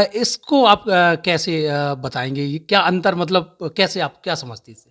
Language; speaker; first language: Hindi; native; Hindi